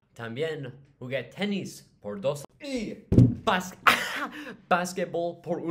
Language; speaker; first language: Spanish; non-native, learner; English